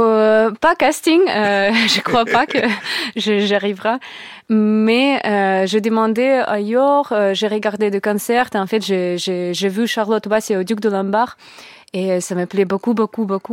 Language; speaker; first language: French; non-native, learner; Russian